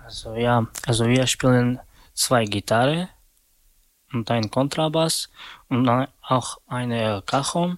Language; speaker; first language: German; non-native, learner; Slovak